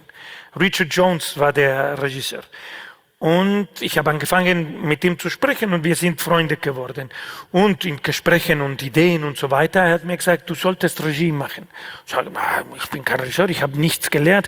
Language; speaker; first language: German; non-native, fluent; Spanish